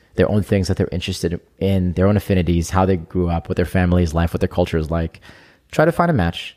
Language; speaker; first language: English; non-native, fluent; Hebrew